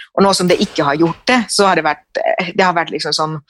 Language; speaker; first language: Norwegian; non-native, fluent; Finnish